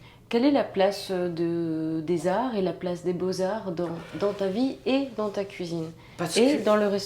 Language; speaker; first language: French; native; French